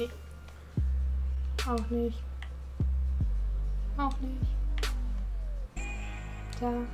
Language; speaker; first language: German; early bilingual, other home language; Turkish